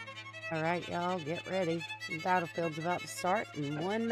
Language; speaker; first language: English; native; English